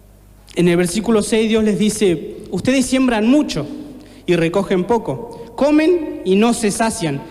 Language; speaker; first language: Spanish; native; Spanish